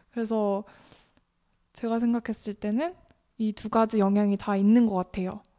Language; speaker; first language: Korean; native; Korean